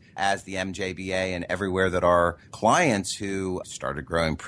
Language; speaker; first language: English; native; English